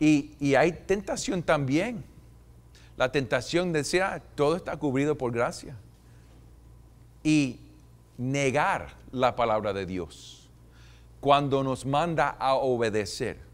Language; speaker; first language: Spanish; non-native, fluent; English